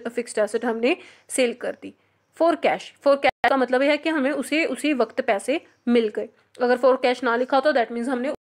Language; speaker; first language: Hindi; non-native, local second language; Punjabi